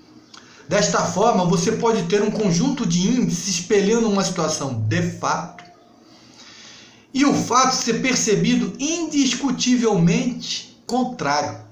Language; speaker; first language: Portuguese; native; Portuguese